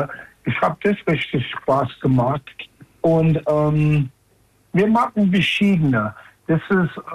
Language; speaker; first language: German; non-native, fluent; English